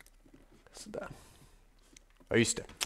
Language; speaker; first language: Swedish; native; Swedish